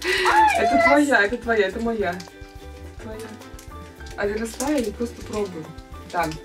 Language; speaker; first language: Russian; native; Russian